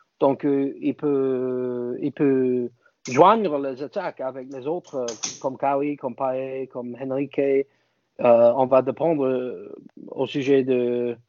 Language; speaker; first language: French; non-native, fluent; English